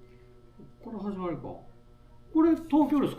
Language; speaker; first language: Japanese; native; Japanese